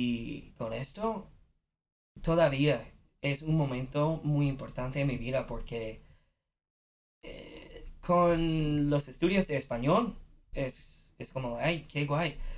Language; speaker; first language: Spanish; non-native, fluent; English